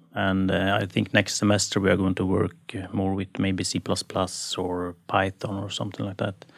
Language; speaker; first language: English; non-native, fluent; Swedish